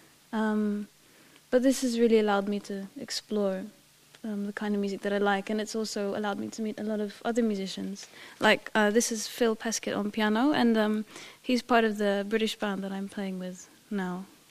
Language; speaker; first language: English; native; English